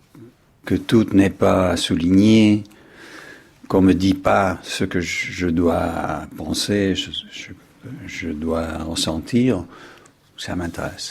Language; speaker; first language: French; non-native, fluent; English